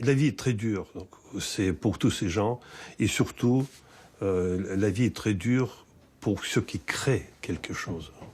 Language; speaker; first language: French; non-native, fluent; Russian